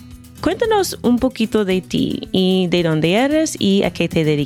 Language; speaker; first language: Spanish; non-native, fluent; English